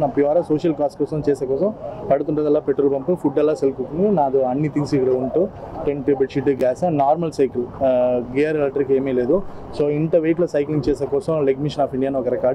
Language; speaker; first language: Telugu; non-native, learner; Tamil